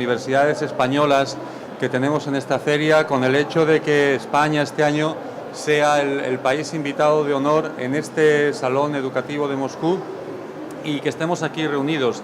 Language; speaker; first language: Spanish; native; Spanish